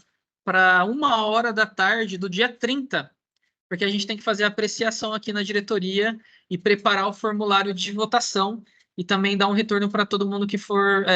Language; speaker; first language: Portuguese; native; Portuguese